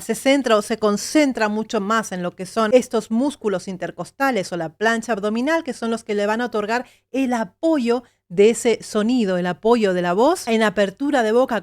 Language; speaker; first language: Spanish; native; Spanish